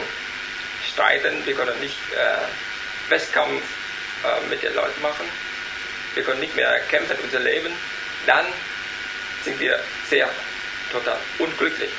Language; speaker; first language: German; non-native, learner; Vietnamese